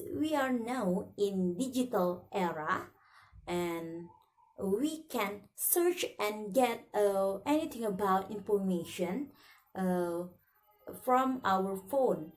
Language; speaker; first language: English; non-native, learner; Indonesian